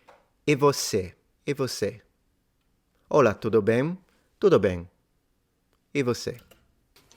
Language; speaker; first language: Portuguese; non-native, learner; Italian